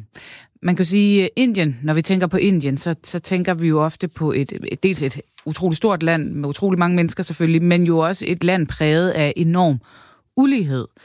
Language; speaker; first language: Danish; native; Danish